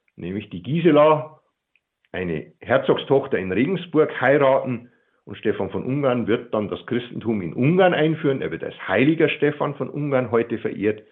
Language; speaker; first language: German; native; German